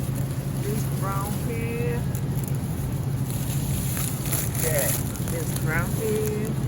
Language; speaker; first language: English; non-native, learner; Vietnamese